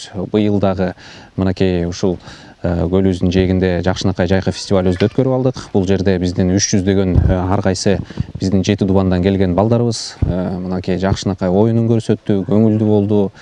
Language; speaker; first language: Kyrgyz; native; Kyrgyz